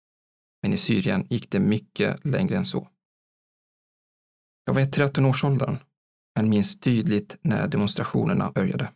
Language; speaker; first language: Swedish; non-native, fluent; Arabic